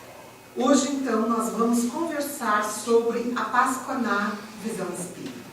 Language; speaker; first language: Portuguese; native; Portuguese